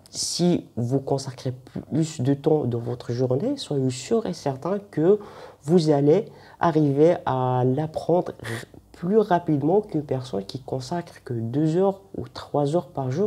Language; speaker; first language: French; non-native, fluent; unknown